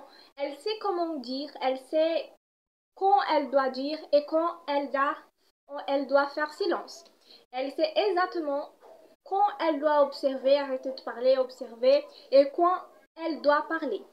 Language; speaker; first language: French; non-native, fluent; Portuguese